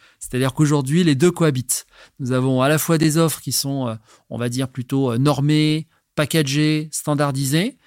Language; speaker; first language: French; native; French